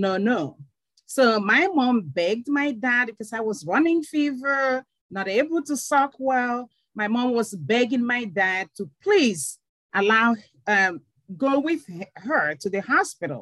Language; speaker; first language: English; non-native, local second language; Igbo